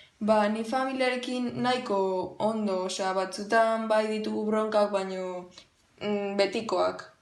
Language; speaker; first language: Basque; non-native, local second language; Spanish